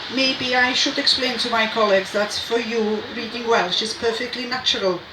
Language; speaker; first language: English; non-native, local second language; Welsh